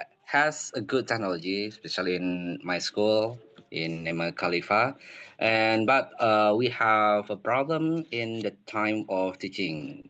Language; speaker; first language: English; non-native, learner; Indonesian